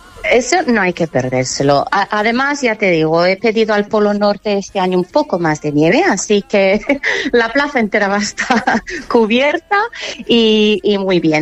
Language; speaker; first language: Spanish; non-native, fluent; English